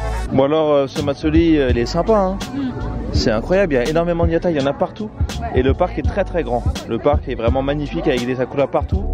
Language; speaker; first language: French; native; French